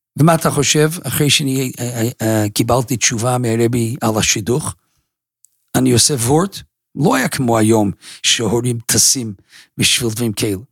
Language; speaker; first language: Hebrew; non-native, fluent; English